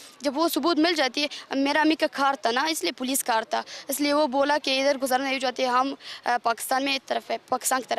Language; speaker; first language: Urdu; non-native, learner; Persian